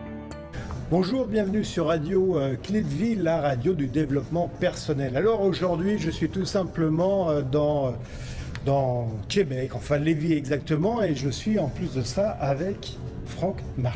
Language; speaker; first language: French; native; French